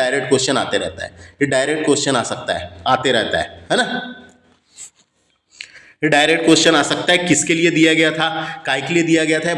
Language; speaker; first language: Hindi; native; Hindi